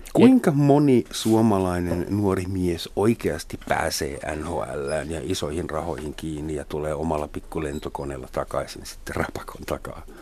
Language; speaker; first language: Finnish; non-native, fluent; German